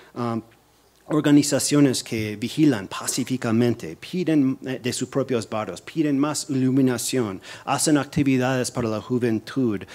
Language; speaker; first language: Spanish; non-native, fluent; English